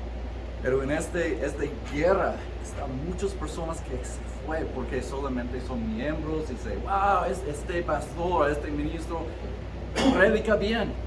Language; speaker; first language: Spanish; early bilingual, heritage; Spanish